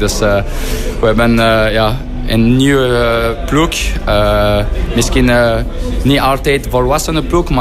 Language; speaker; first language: Dutch; non-native, fluent; French